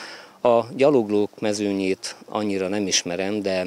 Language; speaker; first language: Hungarian; native; Hungarian